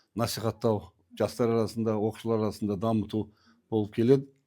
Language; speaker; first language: Kazakh; non-native, local second language; Turkish